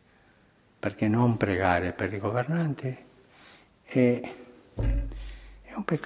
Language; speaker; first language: Italian; non-native, fluent; Spanish